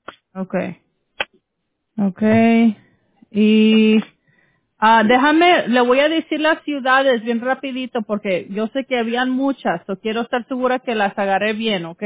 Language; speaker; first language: Spanish; early bilingual, heritage; Spanish